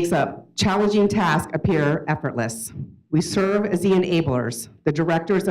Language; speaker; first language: English; native; English